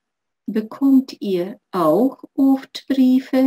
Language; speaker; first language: German; non-native, fluent; Russian